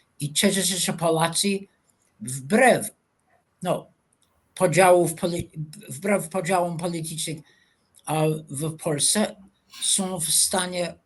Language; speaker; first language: Polish; non-native, fluent; English